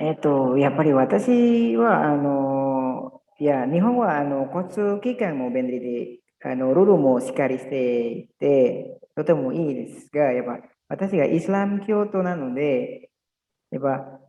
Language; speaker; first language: Japanese; non-native, learner; Indonesian